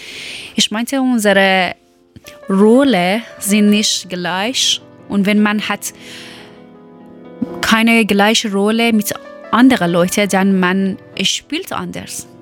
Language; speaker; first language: German; non-native, learner; Persian